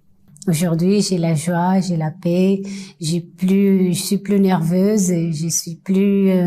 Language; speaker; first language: French; non-native, fluent; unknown